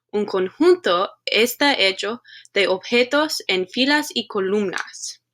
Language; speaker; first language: Spanish; non-native, learner; English